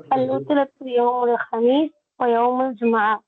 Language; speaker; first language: Arabic; non-native, learner; Tamil